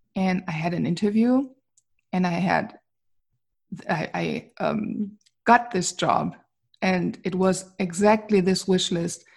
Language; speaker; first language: English; non-native, fluent; German